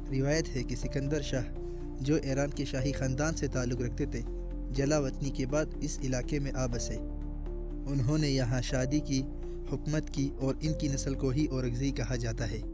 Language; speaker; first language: Urdu; non-native, local second language; Pashto